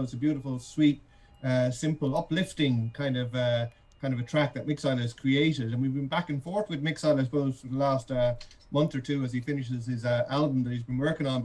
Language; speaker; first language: English; native; English